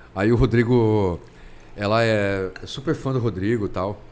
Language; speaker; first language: Portuguese; native; Portuguese